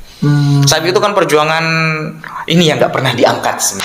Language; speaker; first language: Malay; non-native, local second language; Madurese